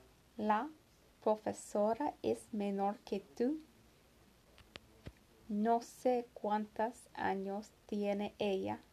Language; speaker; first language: Spanish; non-native, learner; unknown